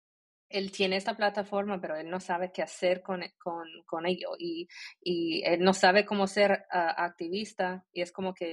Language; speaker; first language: Spanish; early bilingual, heritage; Spanish